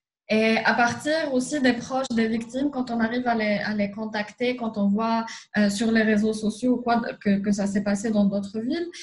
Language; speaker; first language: French; non-native, local second language; Arabic